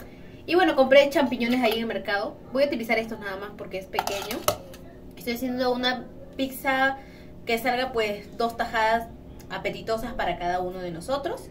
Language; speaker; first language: Spanish; native; Spanish